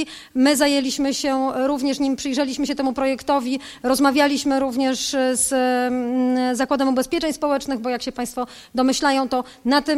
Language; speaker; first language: Polish; native; Polish